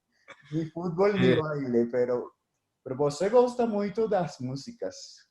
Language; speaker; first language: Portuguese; non-native, fluent; Spanish